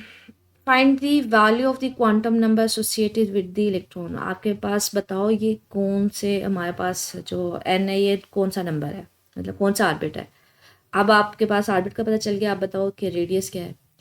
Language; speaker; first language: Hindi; non-native, local second language; Punjabi